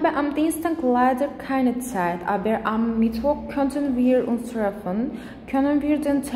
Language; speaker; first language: German; non-native, fluent; Azerbaijani